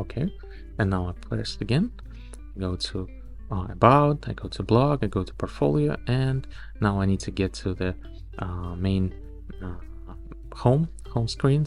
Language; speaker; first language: English; non-native, fluent; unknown